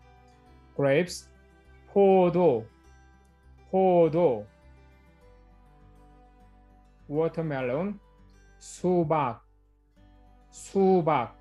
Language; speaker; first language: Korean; non-native, fluent; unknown